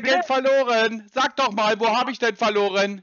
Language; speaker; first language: German; native; German